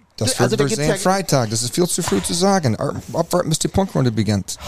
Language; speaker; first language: German; non-native, fluent; English